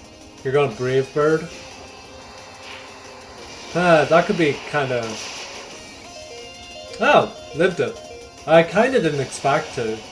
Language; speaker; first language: English; native; English